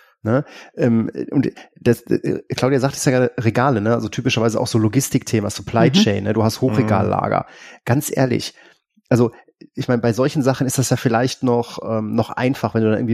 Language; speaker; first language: German; native; German